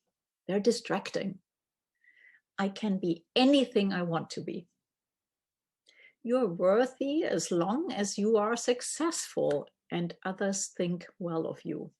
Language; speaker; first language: English; non-native, fluent; German